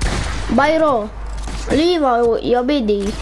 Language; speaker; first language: Swedish; early bilingual, other home language; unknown